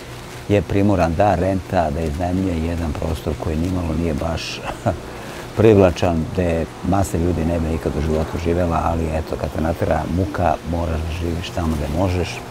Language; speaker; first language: Croatian; native; Croatian